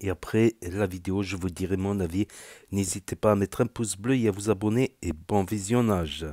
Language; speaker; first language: French; native; French